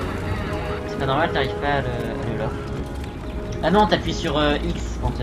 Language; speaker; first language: French; native; French